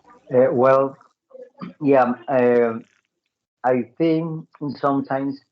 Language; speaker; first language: English; non-native, learner; Spanish